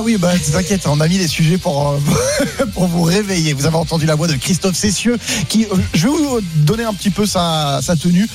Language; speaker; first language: French; native; French